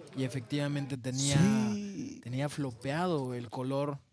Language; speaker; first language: Spanish; native; Spanish